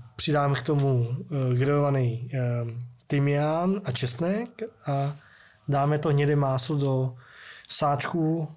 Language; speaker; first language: Czech; early bilingual, other home language; Vietnamese